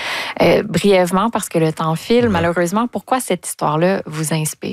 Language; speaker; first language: French; native; French